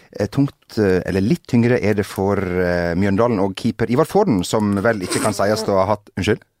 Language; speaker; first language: Norwegian; native; Norwegian